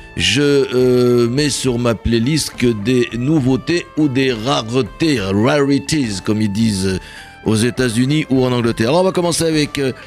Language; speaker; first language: French; native; French